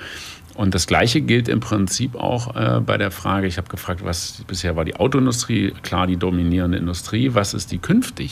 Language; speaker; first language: German; native; German